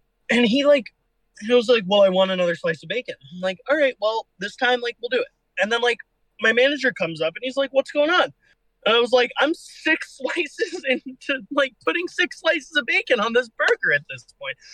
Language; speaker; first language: English; native; English